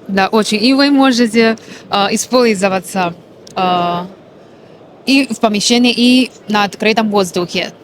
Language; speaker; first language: Russian; non-native, learner; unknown